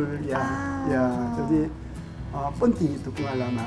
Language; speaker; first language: Indonesian; non-native, learner; Korean